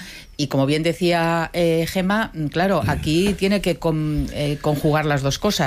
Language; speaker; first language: Spanish; native; Spanish